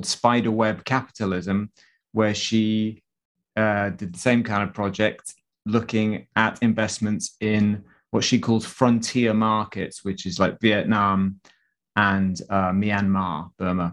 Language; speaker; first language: English; native; English